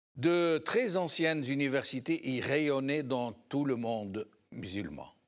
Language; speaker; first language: French; non-native, local second language; Arabic